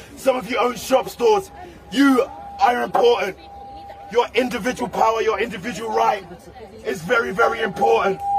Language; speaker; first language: English; native; English